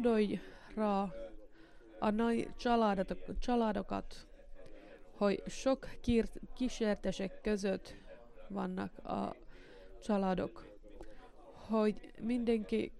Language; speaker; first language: Hungarian; non-native, learner; Finnish